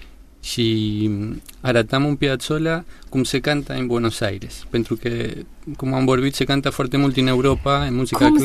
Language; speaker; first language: Romanian; non-native, learner; Spanish